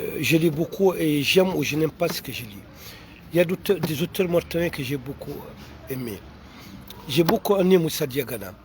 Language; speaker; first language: French; non-native, local second language; Arabic